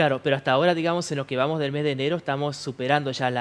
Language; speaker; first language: Spanish; native; Spanish